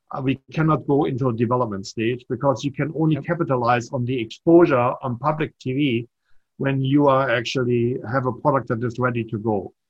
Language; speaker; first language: English; non-native, fluent; German